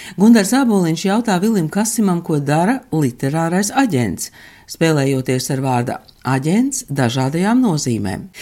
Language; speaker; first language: Latvian; native; Latvian